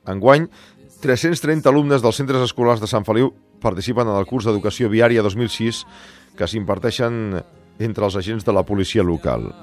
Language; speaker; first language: Catalan; native; Catalan